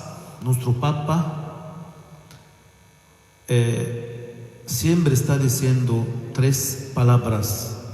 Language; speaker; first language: Spanish; non-native, fluent; Arabic